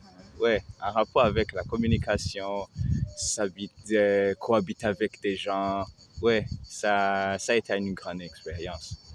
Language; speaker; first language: French; non-native, local second language; Rundi